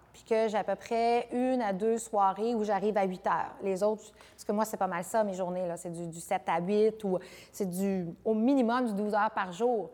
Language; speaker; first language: French; native; French